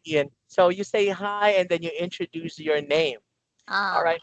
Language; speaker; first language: English; non-native, local second language; Filipino